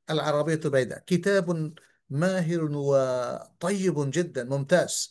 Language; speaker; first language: Arabic; non-native, fluent; Bangla